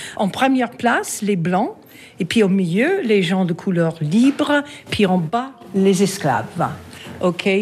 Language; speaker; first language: French; non-native, fluent; English